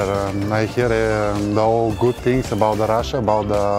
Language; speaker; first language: English; non-native, learner; Bulgarian